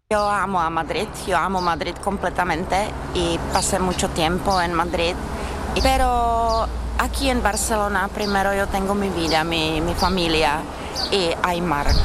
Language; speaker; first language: Spanish; non-native, fluent; Czech